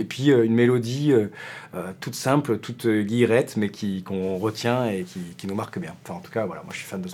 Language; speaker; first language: French; native; French